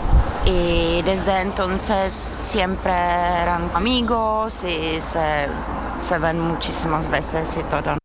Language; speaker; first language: Spanish; non-native, learner; Czech